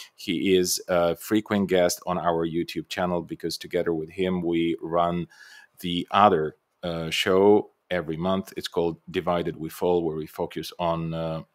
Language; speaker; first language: English; non-native, fluent; Bulgarian